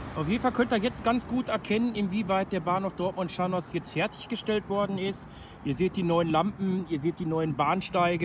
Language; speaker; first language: German; native; German